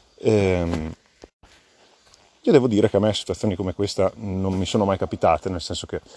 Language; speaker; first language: Italian; native; Italian